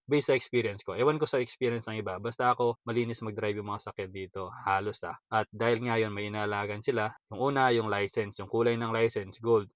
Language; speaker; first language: Filipino; native; Filipino